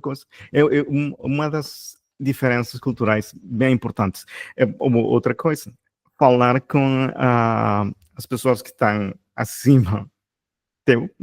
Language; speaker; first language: Portuguese; non-native, fluent; Spanish